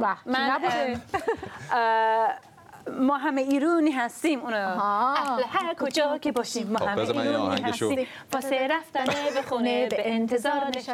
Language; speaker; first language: Persian; early bilingual, other home language; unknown